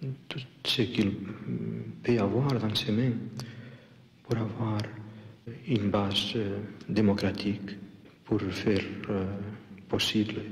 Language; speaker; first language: French; non-native, fluent; Catalan